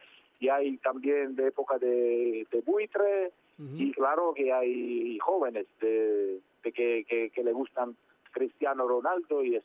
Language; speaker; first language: Spanish; non-native, fluent; Georgian